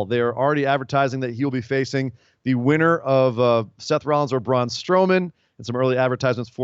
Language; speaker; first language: English; native; English